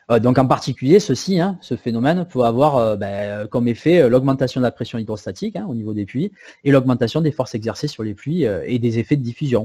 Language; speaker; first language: French; native; French